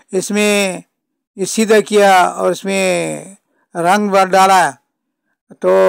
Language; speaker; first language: Urdu; non-native, local second language; Pashto